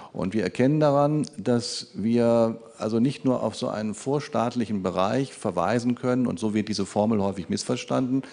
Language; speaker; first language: German; native; German